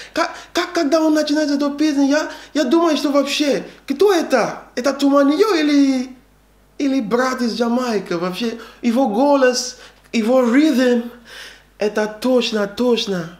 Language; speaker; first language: Russian; non-native, learner; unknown